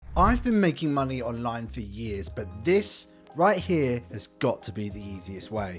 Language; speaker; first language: English; native; English